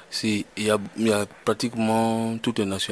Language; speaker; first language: Spanish; non-native, learner; French